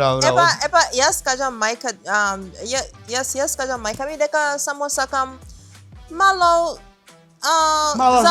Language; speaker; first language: Macedonian; non-native, learner; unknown